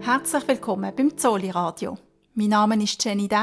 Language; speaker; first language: German; native; German